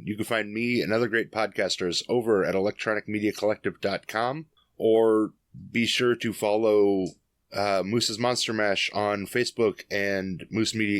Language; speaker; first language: English; native; English